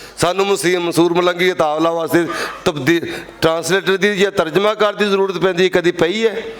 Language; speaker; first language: Punjabi; native; Punjabi